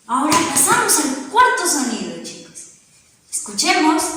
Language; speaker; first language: Spanish; native; Spanish